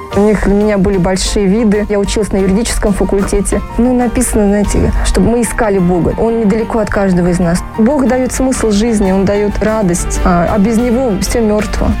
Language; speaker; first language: Russian; native; Russian